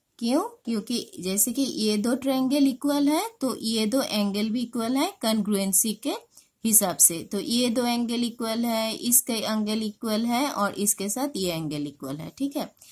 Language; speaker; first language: Hindi; non-native, local second language; Bangla